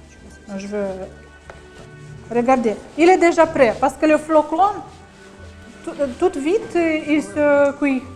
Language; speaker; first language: French; non-native, learner; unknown